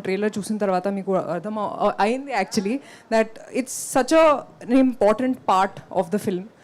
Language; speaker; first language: Telugu; non-native, fluent; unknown